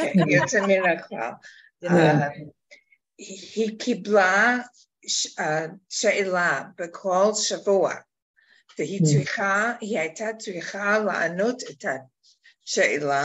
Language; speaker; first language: Hebrew; non-native, learner; English